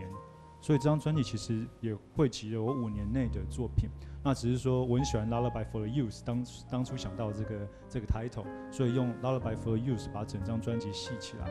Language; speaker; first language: Chinese; native; Chinese